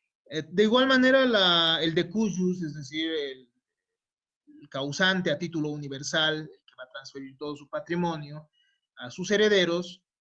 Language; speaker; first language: Spanish; native; Spanish